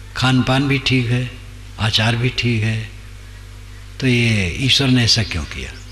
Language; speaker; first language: Hindi; non-native, local second language; Awadhi